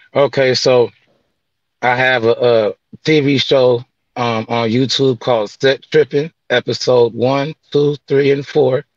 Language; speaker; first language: English; native; English